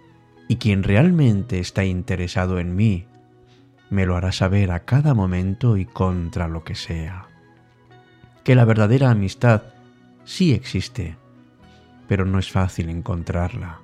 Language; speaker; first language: Spanish; native; Spanish